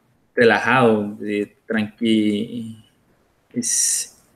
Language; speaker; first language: English; non-native, learner; Spanish